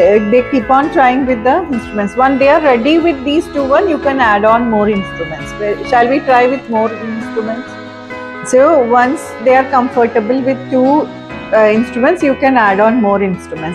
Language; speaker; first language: English; non-native, local second language; Malayalam